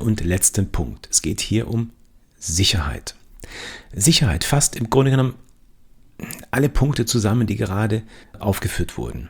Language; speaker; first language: German; native; German